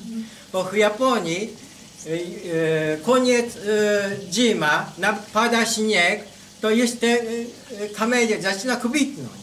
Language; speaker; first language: Polish; non-native, learner; Japanese